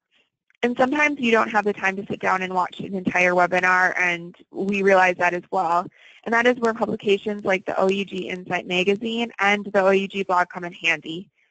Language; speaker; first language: English; native; English